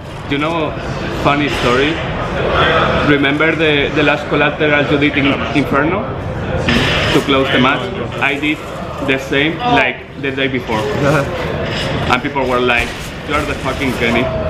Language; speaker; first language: English; non-native, learner; Spanish